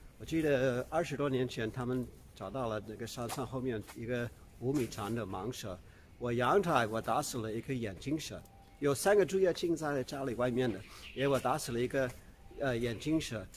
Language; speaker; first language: Chinese; non-native, fluent; English